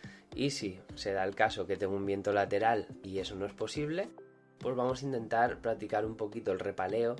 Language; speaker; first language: Spanish; native; Spanish